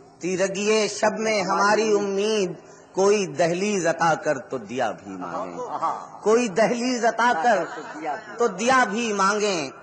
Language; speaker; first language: Urdu; native; Urdu